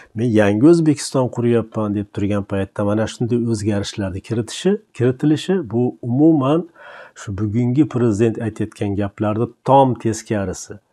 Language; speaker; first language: Uzbek; native; Uzbek